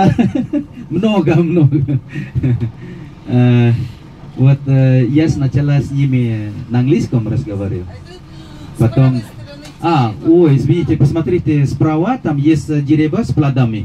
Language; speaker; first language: Russian; non-native, fluent; Indonesian